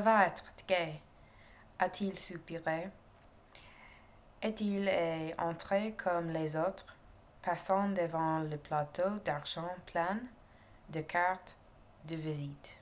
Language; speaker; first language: French; non-native, learner; English